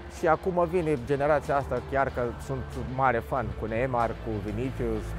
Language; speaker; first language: Romanian; non-native, fluent; Portuguese